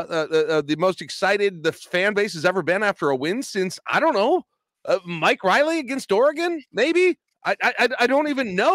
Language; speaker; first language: English; native; English